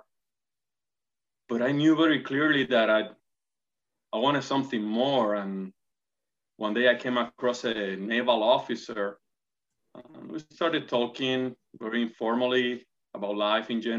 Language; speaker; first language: English; non-native, fluent; Spanish